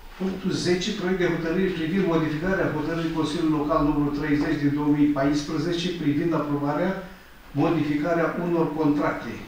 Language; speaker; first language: Romanian; native; Romanian